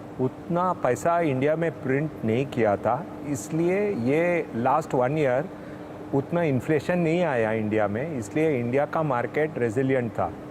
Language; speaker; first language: Hindi; non-native, local second language; Tamil